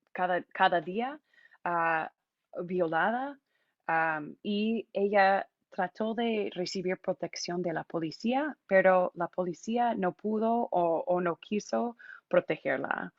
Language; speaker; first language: Spanish; non-native, fluent; English